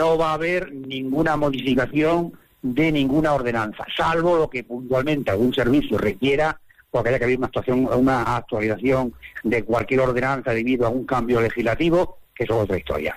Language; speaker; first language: Spanish; native; Spanish